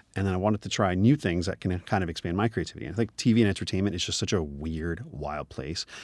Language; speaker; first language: English; native; English